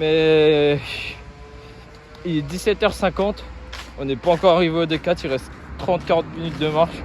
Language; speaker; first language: French; native; French